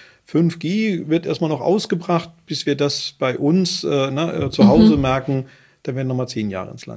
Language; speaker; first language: German; native; German